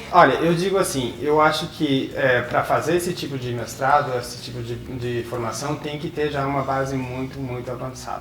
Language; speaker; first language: Portuguese; non-native, fluent; English